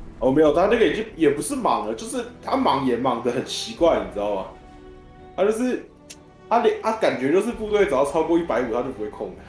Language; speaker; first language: Chinese; native; Chinese